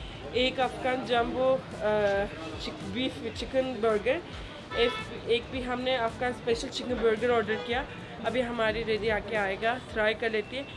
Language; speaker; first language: Hindi; non-native, learner; Turkish